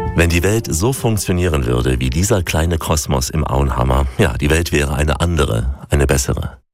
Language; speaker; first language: German; native; German